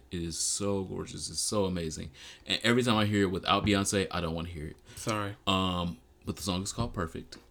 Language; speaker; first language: English; native; English